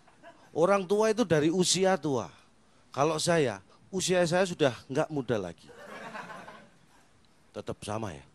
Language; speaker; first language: Indonesian; native; Indonesian